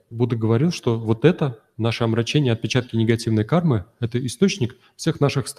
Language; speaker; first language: Russian; native; Russian